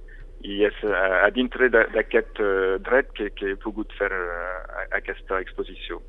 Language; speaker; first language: Catalan; non-native, fluent; French